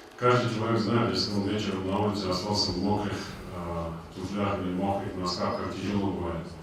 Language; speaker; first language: Russian; non-native, local second language; Avaric